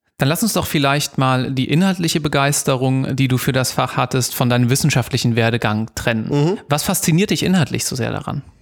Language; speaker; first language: German; native; German